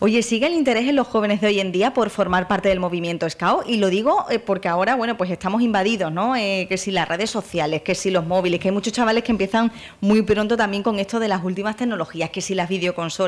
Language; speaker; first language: Spanish; native; Spanish